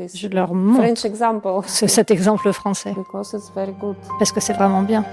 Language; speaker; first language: French; non-native, fluent; Ukrainian